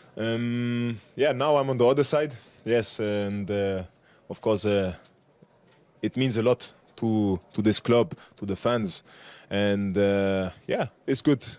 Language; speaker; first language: English; non-native, fluent; German